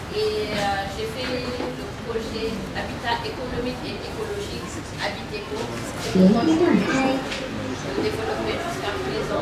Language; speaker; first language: French; non-native, local second language; Wolof